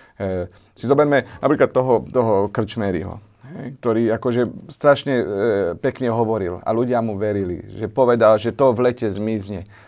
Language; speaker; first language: Slovak; native; Slovak